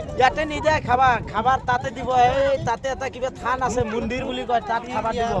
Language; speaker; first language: Assamese; non-native, local second language; Bangla